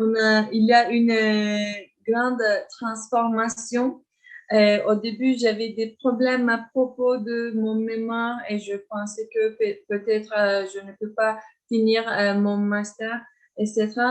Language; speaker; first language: French; non-native, fluent; Turkish